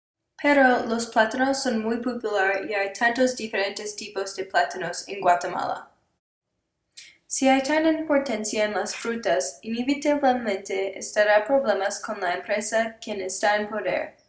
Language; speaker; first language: Spanish; non-native, learner; English